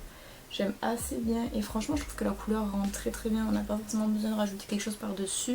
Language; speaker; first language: French; native; French